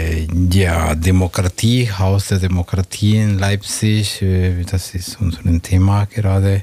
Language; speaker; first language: German; non-native, fluent; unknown